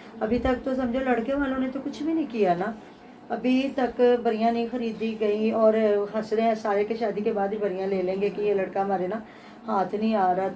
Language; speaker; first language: Urdu; non-native, local second language; Punjabi